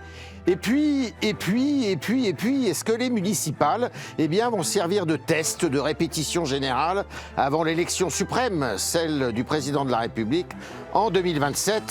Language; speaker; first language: French; native; French